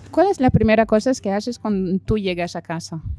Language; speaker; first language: Spanish; non-native, fluent; French